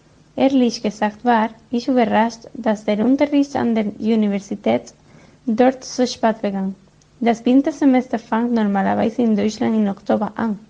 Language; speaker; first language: German; non-native, learner; Spanish